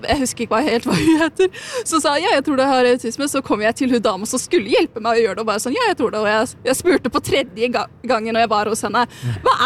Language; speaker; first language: Norwegian; native; Norwegian